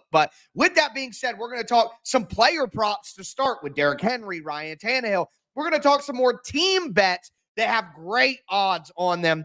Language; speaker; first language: English; native; English